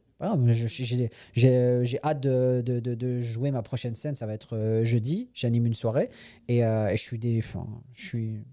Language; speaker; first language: French; native; French